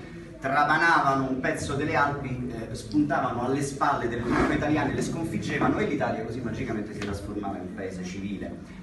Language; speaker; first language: Italian; native; Italian